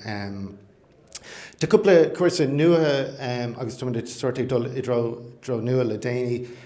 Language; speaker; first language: Irish; non-native, local second language; English